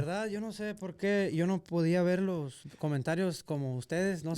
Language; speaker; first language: Spanish; native; Spanish